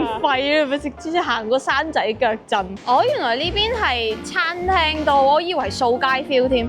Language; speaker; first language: Cantonese; native; Cantonese